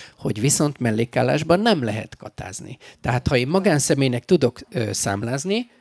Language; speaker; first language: Hungarian; native; Hungarian